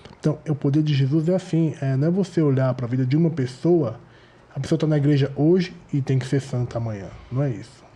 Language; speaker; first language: Portuguese; native; Portuguese